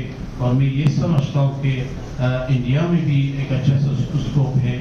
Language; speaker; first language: Hindi; non-native, fluent; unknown